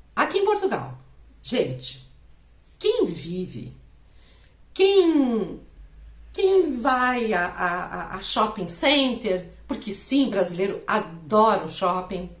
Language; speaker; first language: Portuguese; native; Portuguese